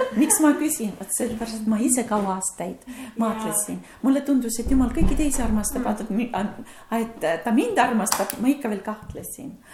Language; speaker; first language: Estonian; native; Estonian